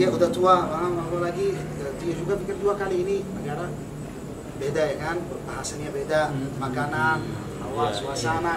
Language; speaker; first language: Indonesian; non-native, fluent; Arabic